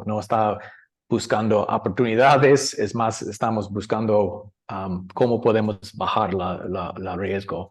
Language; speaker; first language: Spanish; non-native, learner; English